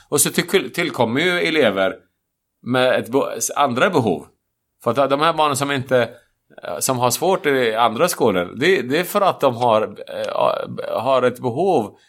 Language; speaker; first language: Swedish; non-native, fluent; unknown